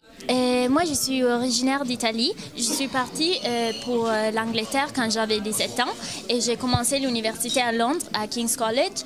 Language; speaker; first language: French; non-native, fluent; Italian